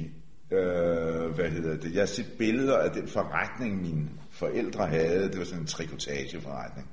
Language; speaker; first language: Danish; early bilingual, other home language; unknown